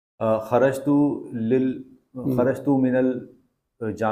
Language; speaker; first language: Arabic; non-native, learner; Urdu